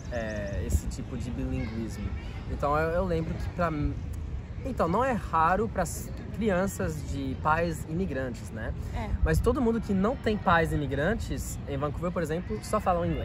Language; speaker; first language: Portuguese; non-native, fluent; French